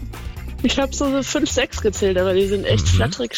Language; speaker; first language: German; native; German